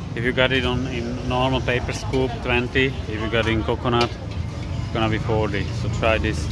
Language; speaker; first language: English; non-native, fluent; Slovak